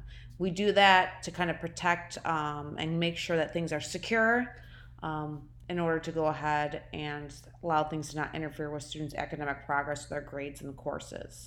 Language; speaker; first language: English; native; English